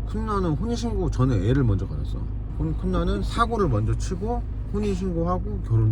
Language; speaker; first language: Korean; native; Korean